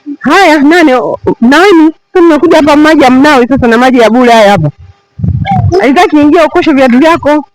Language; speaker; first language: Swahili; native; Swahili